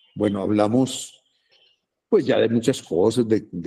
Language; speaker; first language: Spanish; native; Spanish